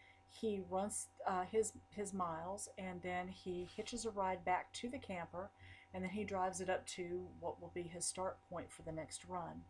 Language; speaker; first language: English; native; English